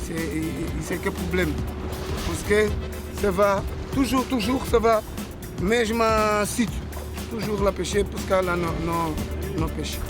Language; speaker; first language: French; non-native, learner; Kabuverdianu